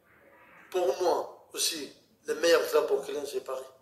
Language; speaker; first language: French; non-native, learner; Arabic